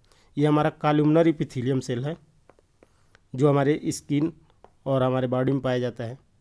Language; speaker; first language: Hindi; native; Hindi